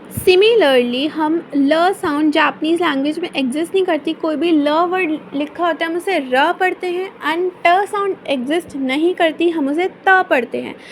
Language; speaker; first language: Hindi; native; Hindi